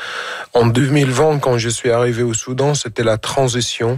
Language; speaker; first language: French; non-native, fluent; Arabic